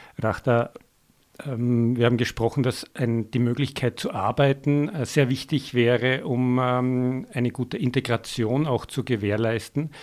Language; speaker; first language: German; native; German